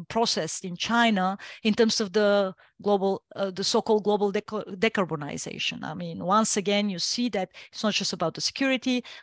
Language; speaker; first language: English; non-native, fluent; Bulgarian